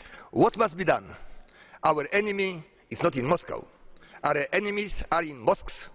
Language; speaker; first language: English; non-native, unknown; Polish